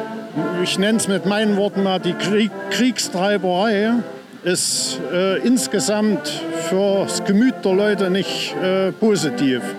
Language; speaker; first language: German; native; German